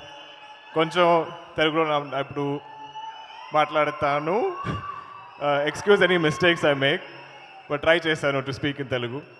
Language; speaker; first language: Telugu; non-native, learner; Malayalam